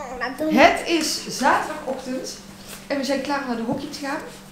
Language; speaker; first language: Dutch; native; Dutch